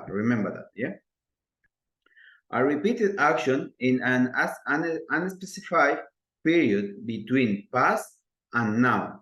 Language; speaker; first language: English; non-native, learner; Spanish